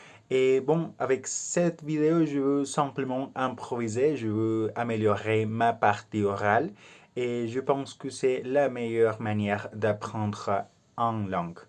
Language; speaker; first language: French; non-native, learner; Spanish